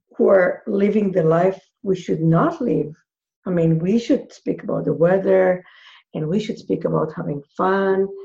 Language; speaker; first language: English; non-native, fluent; Hebrew